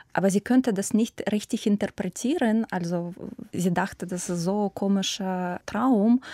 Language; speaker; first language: German; non-native, fluent; Ukrainian